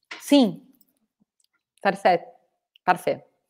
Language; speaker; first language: Portuguese; non-native, learner; Italian